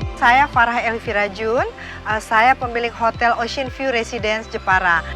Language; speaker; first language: Indonesian; native; Indonesian